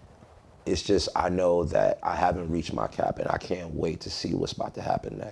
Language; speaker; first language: English; native; English